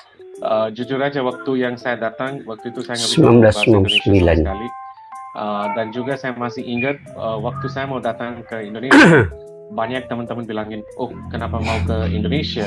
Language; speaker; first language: Indonesian; non-native, fluent; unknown